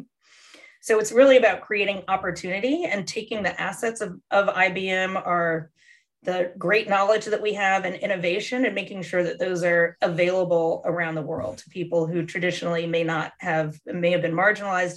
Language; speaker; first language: English; native; English